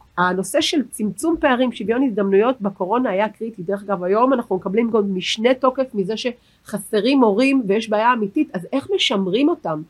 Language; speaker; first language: Hebrew; native; Hebrew